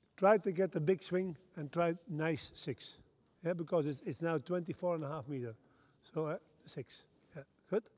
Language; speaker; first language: English; non-native, fluent; Dutch